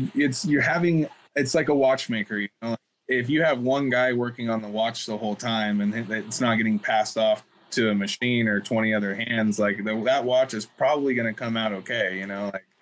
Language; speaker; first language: English; native; English